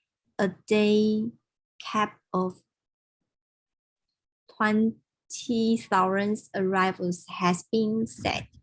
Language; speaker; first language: English; non-native, learner; Chinese